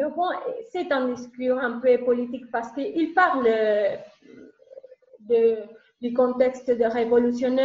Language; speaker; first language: French; non-native, learner; Spanish